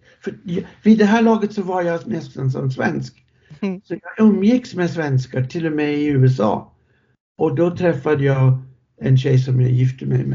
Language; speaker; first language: Swedish; non-native, fluent; English